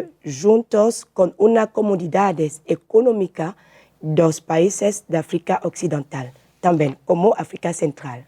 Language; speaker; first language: Portuguese; non-native, learner; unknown